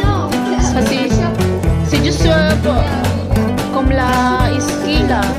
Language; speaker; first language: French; non-native, learner; Filipino